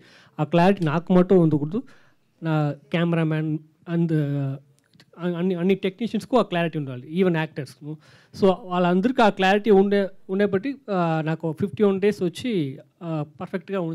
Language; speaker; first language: Telugu; non-native, fluent; Tamil